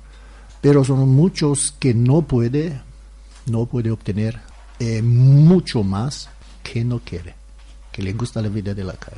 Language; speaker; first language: Spanish; non-native, learner; Romanian